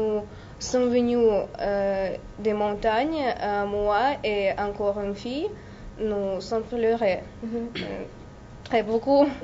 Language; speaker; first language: French; non-native, learner; Russian